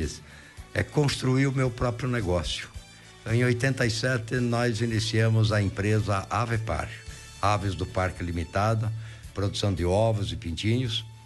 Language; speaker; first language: Portuguese; native; Portuguese